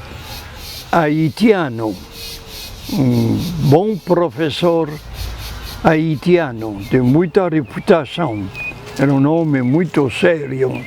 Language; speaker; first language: Portuguese; non-native, fluent; French